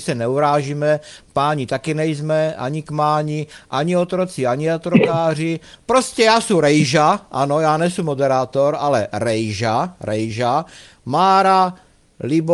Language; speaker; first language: Czech; native; Czech